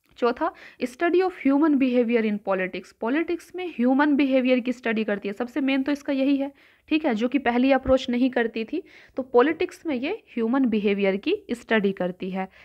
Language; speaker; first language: Hindi; native; Hindi